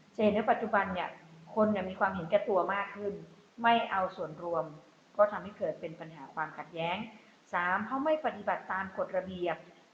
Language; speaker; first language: Thai; native; Thai